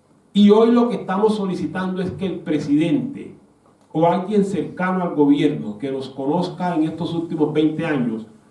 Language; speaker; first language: Spanish; native; Spanish